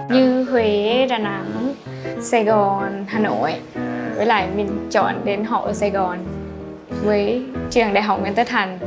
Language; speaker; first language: Vietnamese; non-native, learner; Lao